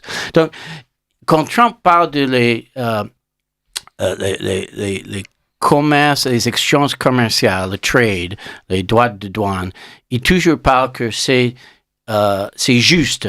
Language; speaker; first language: French; non-native, learner; English